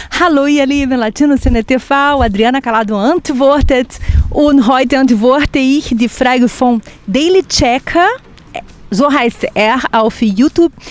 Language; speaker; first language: German; non-native, fluent; Portuguese